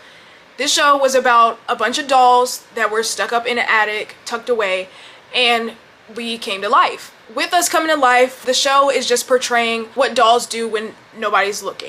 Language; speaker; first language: English; native; English